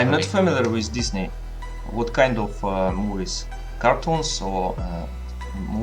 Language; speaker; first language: English; non-native, learner; Russian